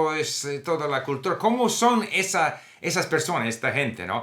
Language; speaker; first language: Spanish; non-native, fluent; English